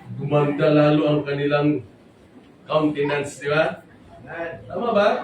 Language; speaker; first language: Filipino; non-native, local second language; Cebuano